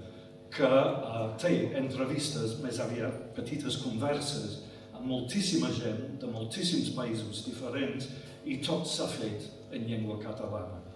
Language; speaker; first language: Catalan; non-native, fluent; English